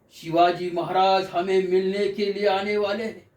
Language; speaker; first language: Hindi; non-native, local second language; Marathi